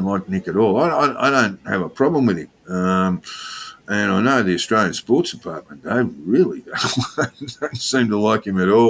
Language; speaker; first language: English; native; English